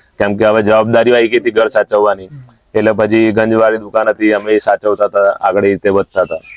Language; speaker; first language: Gujarati; non-native, local second language; Sindhi